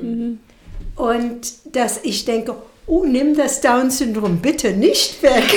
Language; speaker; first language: German; non-native, fluent; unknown